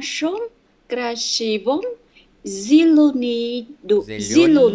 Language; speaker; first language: Russian; non-native, learner; Vietnamese